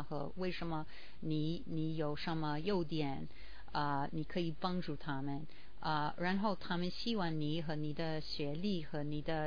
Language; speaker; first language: Chinese; non-native, learner; English